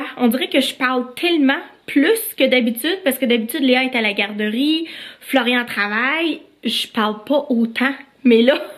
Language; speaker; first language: French; native; French